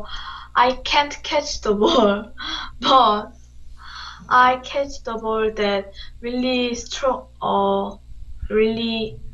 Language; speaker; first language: English; non-native, learner; Korean